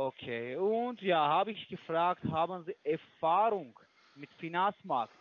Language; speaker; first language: German; non-native, learner; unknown